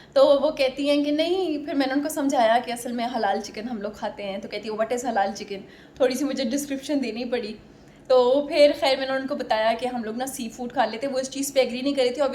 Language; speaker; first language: Urdu; native; Urdu